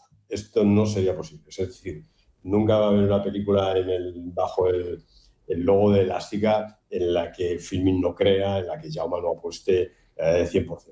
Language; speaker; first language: Spanish; native; Spanish